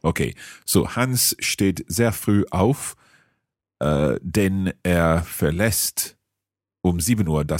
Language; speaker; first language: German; non-native, learner; English